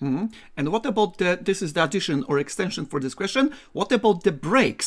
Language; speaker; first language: English; non-native, fluent; Polish